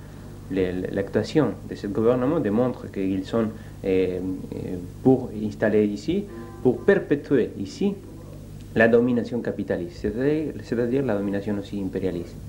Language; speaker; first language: French; non-native, learner; Spanish